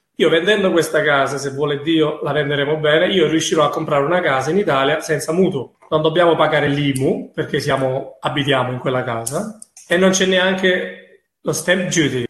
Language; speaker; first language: Italian; native; Italian